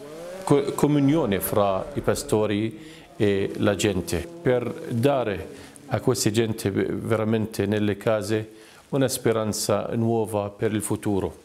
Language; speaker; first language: Italian; non-native, fluent; Arabic